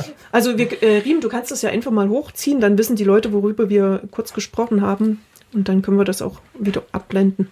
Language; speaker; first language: German; native; German